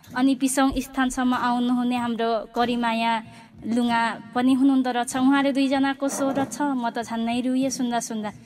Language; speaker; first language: Nepali; non-native, local second language; Limbu